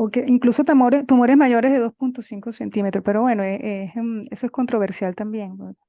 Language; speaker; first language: Spanish; native; Spanish